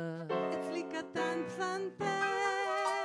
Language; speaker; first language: Hebrew; non-native, learner; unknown